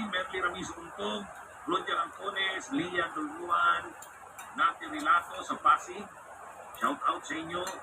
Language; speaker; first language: Filipino; non-native, local second language; Bikol